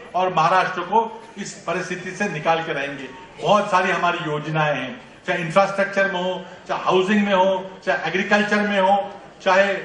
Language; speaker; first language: Hindi; non-native, local second language; Marathi